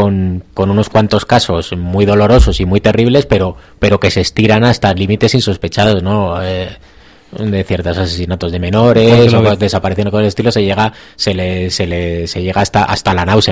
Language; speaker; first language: Spanish; native; Spanish